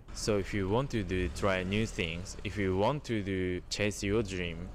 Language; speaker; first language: English; non-native, learner; Japanese